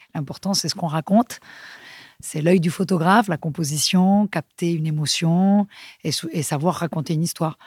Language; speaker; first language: French; non-native, fluent; Spanish